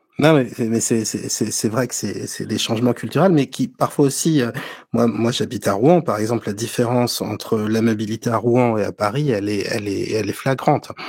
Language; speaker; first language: French; native; French